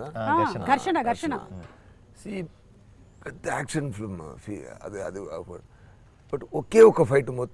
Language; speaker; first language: Telugu; non-native, learner; Tamil